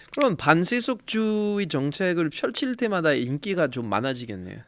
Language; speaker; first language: Korean; non-native, fluent; French